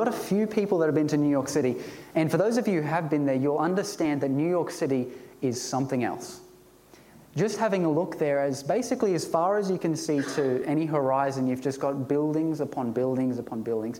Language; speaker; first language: English; native; English